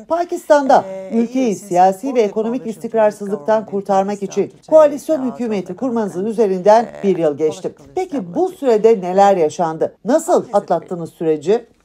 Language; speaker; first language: Turkish; native; Turkish